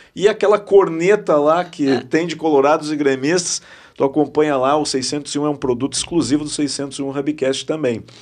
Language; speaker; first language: Portuguese; native; Portuguese